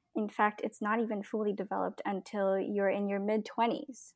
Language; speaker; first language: English; non-native, local second language; Filipino